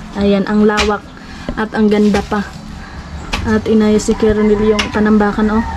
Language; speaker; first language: Filipino; non-native, local second language; Masbatenyo